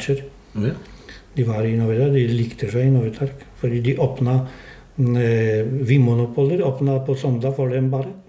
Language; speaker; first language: Norwegian; non-native, fluent; Polish